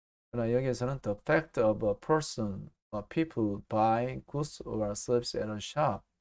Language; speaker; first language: English; non-native, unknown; Korean